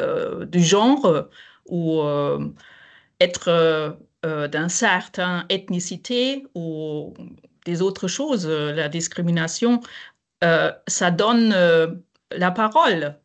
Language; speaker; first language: French; non-native, fluent; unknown